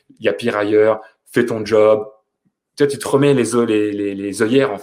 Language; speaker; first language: French; native; French